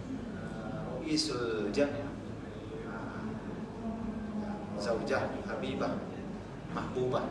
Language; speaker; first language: Indonesian; native; Indonesian